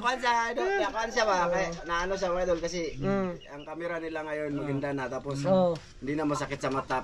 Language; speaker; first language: Filipino; non-native, local second language; Cebuano